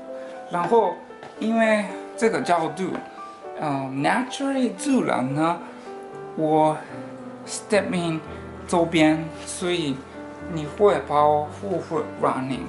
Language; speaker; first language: Chinese; non-native, fluent; Japanese